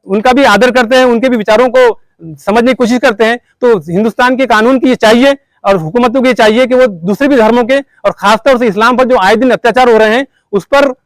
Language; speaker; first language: Hindi; non-native, local second language; Urdu